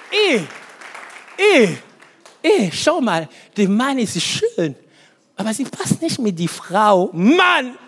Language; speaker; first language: German; non-native, learner; Lingala